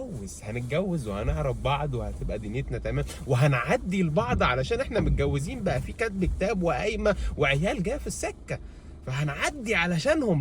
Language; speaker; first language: Arabic; native; Arabic